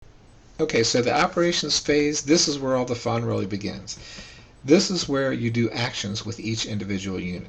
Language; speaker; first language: English; native; English